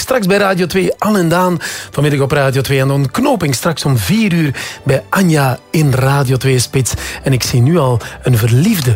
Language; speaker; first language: Dutch; native; Dutch